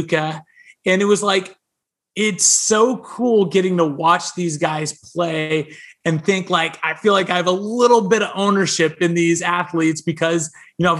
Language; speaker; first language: English; native; English